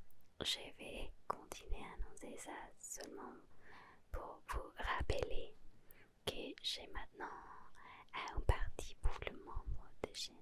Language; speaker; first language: French; non-native, learner; Spanish